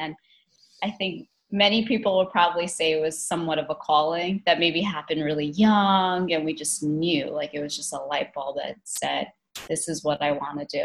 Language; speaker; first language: English; native; English